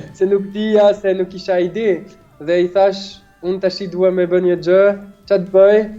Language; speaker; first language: Albanian; early bilingual, heritage; Albanian